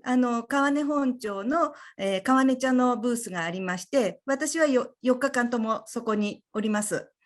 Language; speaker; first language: Japanese; native; Japanese